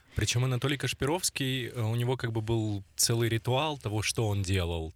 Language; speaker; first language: Russian; native; Russian